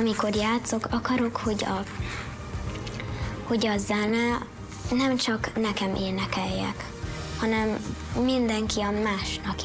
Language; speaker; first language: Hungarian; non-native, learner; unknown